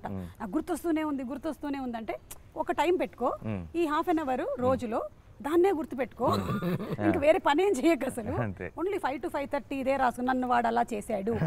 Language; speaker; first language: Telugu; native; Telugu